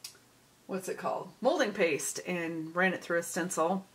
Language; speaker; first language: English; native; English